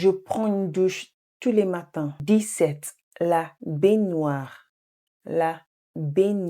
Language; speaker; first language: French; non-native, fluent; English